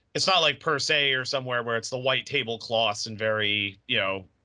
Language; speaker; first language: English; native; English